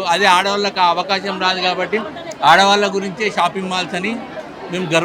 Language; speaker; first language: Telugu; native; Telugu